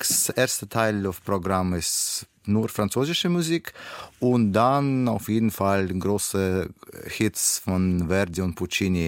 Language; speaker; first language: German; non-native, learner; Russian